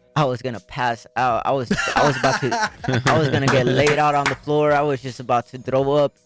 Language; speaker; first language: English; early bilingual, other home language; Spanish